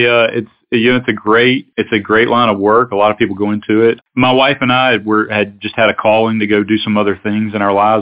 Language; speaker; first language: English; native; English